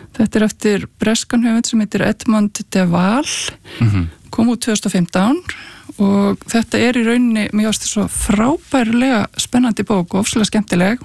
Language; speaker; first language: Icelandic; native; Icelandic